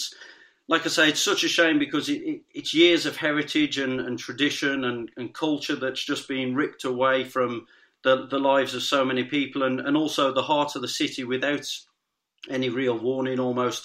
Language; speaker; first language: English; native; English